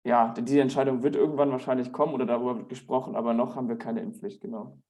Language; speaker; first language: German; native; German